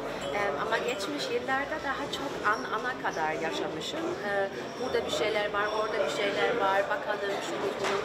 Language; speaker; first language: Turkish; early bilingual, heritage; German